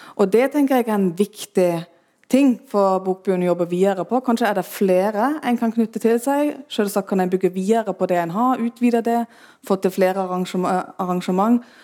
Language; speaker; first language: Norwegian; non-native, fluent; German